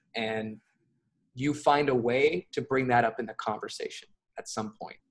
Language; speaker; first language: English; native; English